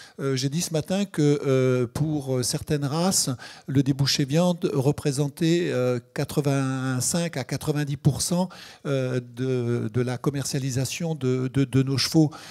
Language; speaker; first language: French; native; French